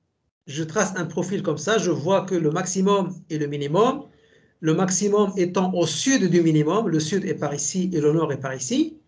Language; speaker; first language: French; native; French